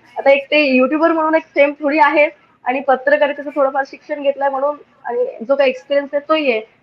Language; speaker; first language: Marathi; native; Marathi